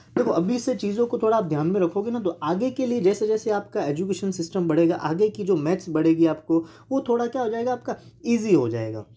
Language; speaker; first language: Hindi; non-native, local second language; Gujarati